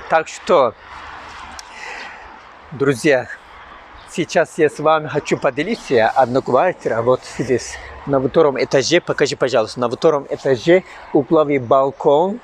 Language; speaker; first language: Russian; non-native, learner; Turkish